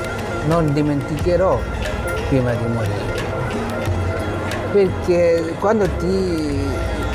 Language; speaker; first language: Italian; non-native, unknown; Bangla